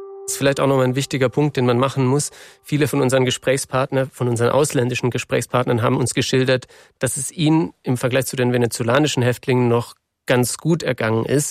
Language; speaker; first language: German; native; German